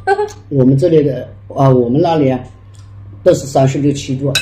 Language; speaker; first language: Chinese; native; Chinese